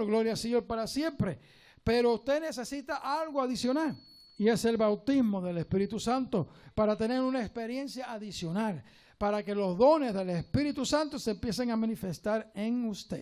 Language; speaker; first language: Spanish; native; Spanish